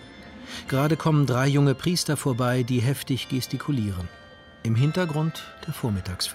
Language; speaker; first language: German; native; German